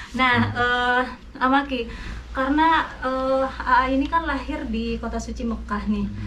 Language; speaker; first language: Indonesian; native; Indonesian